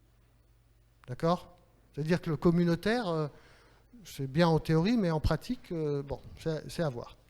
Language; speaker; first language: French; native; French